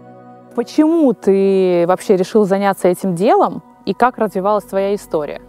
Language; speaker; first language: Russian; native; Russian